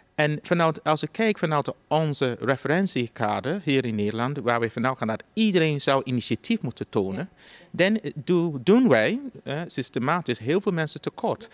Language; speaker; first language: Dutch; non-native, fluent; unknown